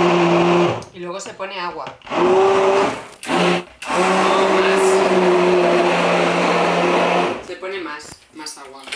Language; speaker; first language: Spanish; native; Spanish